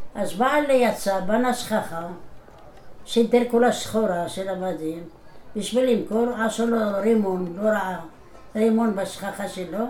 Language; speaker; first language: Hebrew; non-native, fluent; Arabic